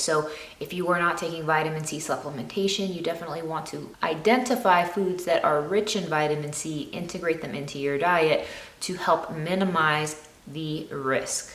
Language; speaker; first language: English; native; English